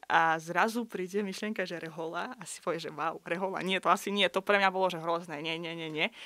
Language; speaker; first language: Slovak; non-native, fluent; Azerbaijani